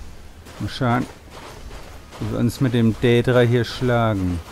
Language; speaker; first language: German; native; German